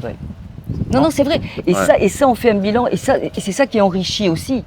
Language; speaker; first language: French; native; French